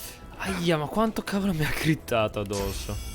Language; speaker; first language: Italian; native; Italian